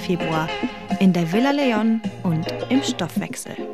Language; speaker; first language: German; native; German